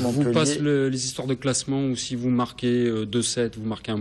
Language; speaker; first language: French; native; French